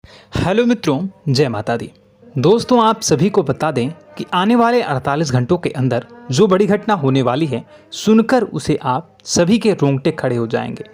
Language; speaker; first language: Hindi; native; Hindi